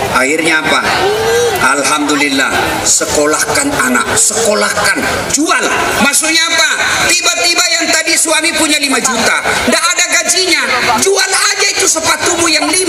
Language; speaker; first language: Indonesian; non-native, local second language; Buginese